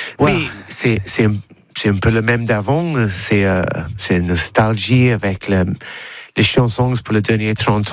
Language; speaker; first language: French; non-native, learner; English